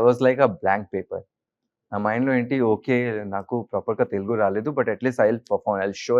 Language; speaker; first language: Telugu; non-native, learner; Hindi